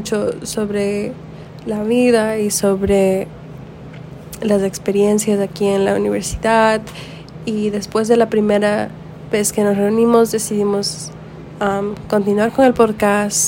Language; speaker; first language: Spanish; early bilingual, heritage; Spanish